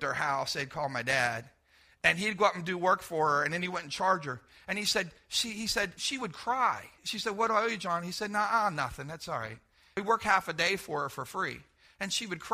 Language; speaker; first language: English; native; English